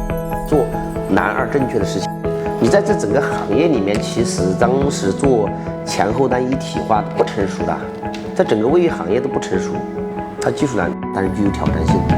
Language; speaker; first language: Chinese; native; Chinese